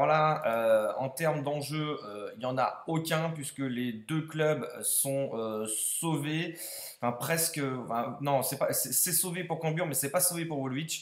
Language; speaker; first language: French; native; French